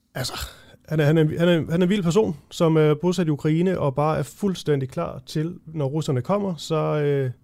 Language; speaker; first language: Danish; native; Danish